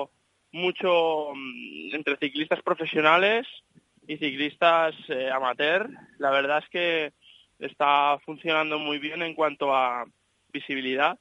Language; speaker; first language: Spanish; native; Spanish